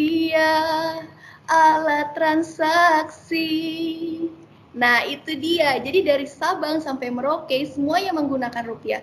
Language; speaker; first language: Indonesian; native; Indonesian